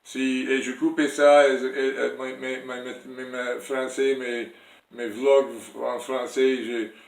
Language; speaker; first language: French; non-native, learner; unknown